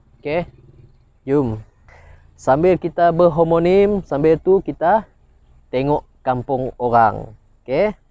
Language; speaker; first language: Malay; non-native, local second language; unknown